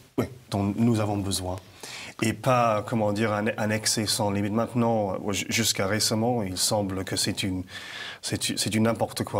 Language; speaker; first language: French; non-native, fluent; English